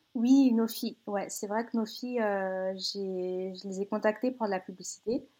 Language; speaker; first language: French; native; French